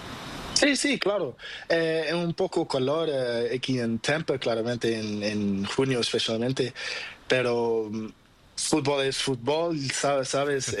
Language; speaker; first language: Spanish; non-native, learner; Portuguese